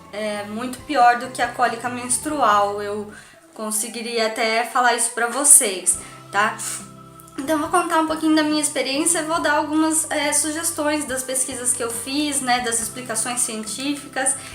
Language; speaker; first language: Portuguese; native; Portuguese